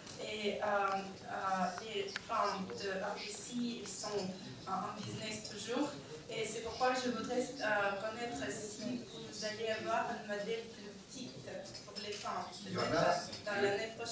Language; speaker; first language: French; non-native, learner; Russian